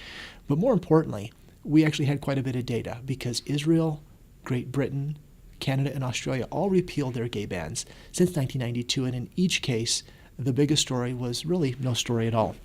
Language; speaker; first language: English; native; English